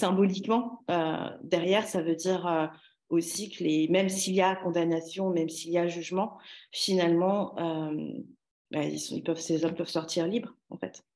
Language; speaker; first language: French; native; French